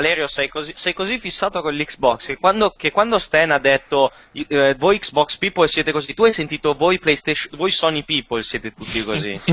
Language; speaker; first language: Italian; native; Italian